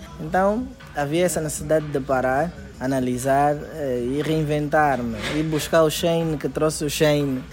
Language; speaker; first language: Portuguese; native; Portuguese